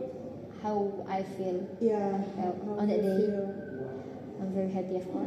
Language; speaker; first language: English; non-native, learner; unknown